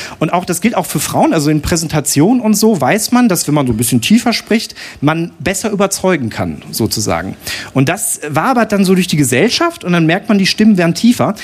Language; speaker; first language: German; native; German